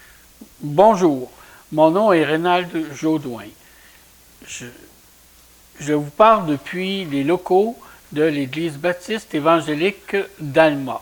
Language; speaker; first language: French; native; French